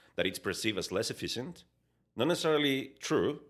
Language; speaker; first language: English; non-native, fluent; Spanish